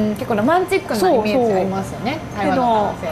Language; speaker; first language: Japanese; native; Japanese